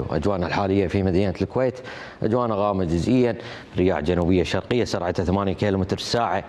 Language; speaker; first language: Arabic; native; Arabic